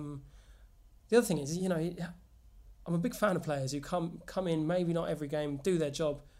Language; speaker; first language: English; native; English